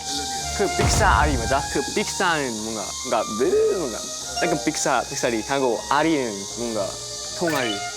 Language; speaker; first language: Korean; non-native, learner; Japanese